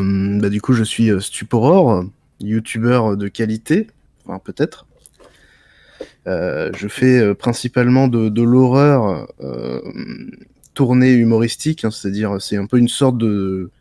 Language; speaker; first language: French; native; French